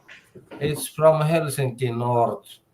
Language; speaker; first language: English; non-native, learner; Finnish